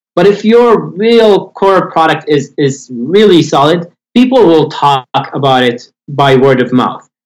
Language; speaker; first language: English; non-native, fluent; Arabic